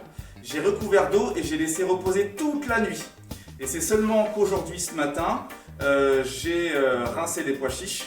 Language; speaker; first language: French; native; French